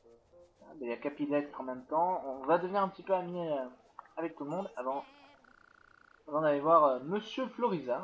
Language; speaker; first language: French; native; French